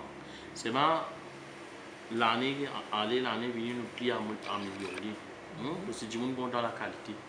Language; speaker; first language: French; non-native, learner; Morisyen